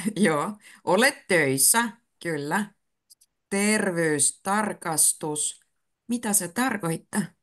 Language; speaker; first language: Finnish; non-native, fluent; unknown